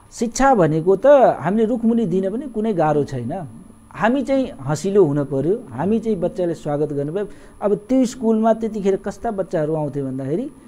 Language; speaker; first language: Nepali; non-native, local second language; Awadhi